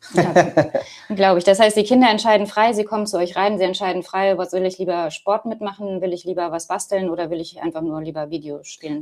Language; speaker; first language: German; native; German